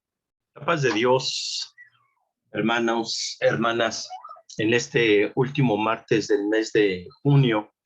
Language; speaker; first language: Spanish; native; Spanish